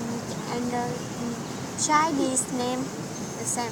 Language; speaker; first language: English; non-native, learner; Vietnamese